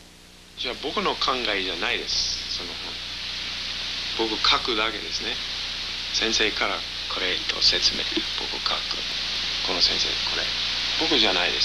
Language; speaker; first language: Japanese; non-native, learner; English